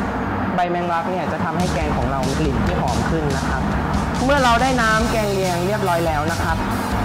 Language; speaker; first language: Thai; native; Thai